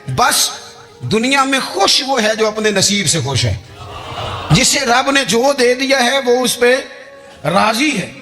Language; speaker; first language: Urdu; non-native, local second language; Punjabi